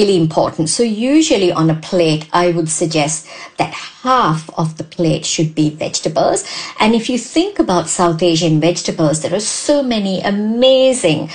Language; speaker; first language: English; non-native, local second language; Sinhala